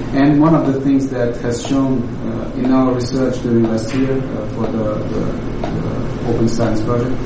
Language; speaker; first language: English; non-native, fluent; Portuguese